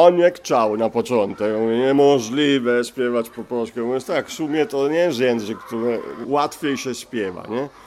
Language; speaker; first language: Polish; non-native, fluent; Italian